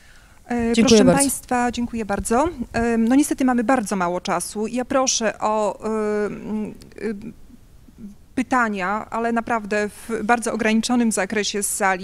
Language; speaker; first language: Polish; native; Polish